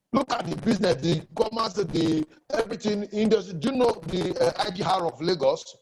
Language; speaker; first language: English; non-native, local second language; Yoruba